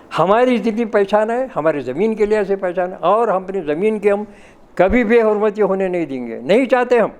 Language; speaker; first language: Urdu; native; Urdu